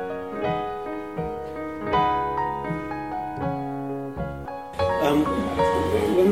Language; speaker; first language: English; native; English